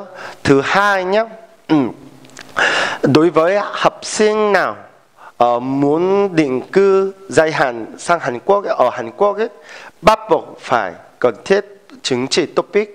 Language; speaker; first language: Vietnamese; non-native, fluent; Korean